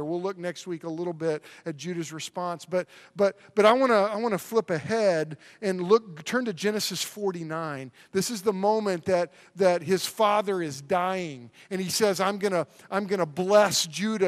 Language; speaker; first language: English; native; English